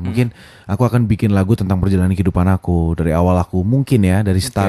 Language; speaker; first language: Indonesian; native; Indonesian